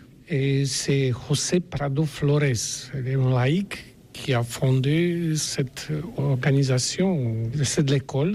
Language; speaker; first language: French; non-native, learner; Polish